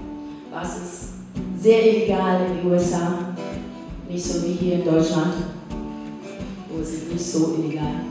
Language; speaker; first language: German; non-native, fluent; English